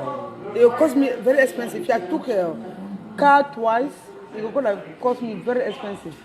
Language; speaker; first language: English; non-native, learner; French